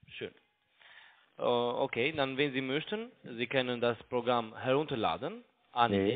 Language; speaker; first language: German; non-native, learner; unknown